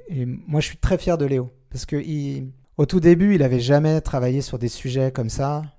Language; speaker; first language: French; native; French